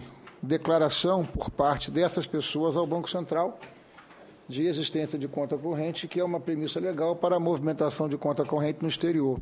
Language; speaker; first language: Portuguese; native; Portuguese